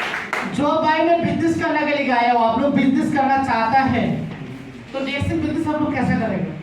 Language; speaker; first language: Hindi; non-native, fluent; Bangla